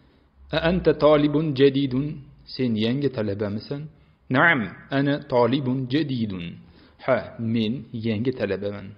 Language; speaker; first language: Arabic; non-native, fluent; Uzbek